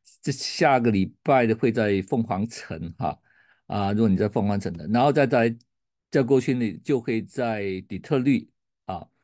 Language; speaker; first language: Chinese; native; Chinese